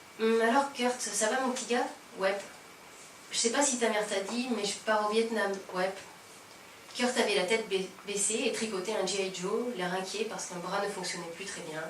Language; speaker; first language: French; native; French